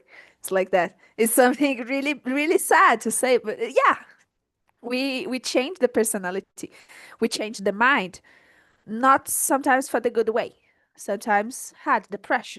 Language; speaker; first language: English; non-native, learner; Portuguese